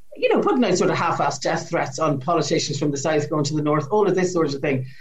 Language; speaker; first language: English; native; English